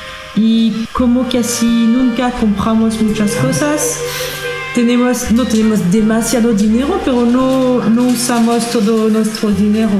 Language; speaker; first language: Spanish; non-native, learner; French